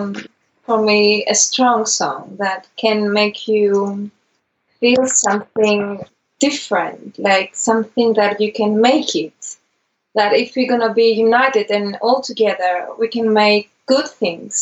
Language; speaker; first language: English; non-native, learner; Greek